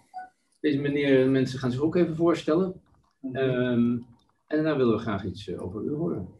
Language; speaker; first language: Dutch; native; Dutch